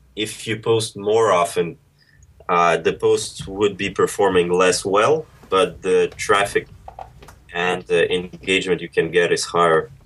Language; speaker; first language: English; early bilingual, other home language; Russian